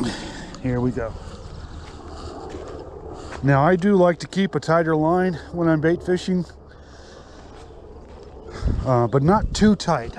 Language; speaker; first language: English; native; English